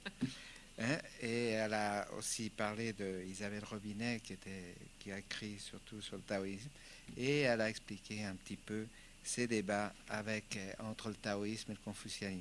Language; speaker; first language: French; non-native, fluent; Spanish